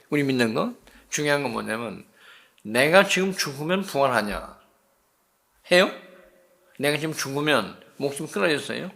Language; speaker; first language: Korean; native; Korean